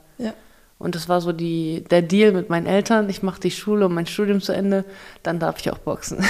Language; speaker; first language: German; early bilingual, other home language; Russian